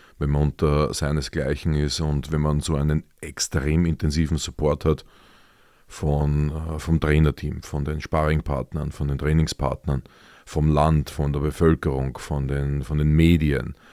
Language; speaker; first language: German; native; German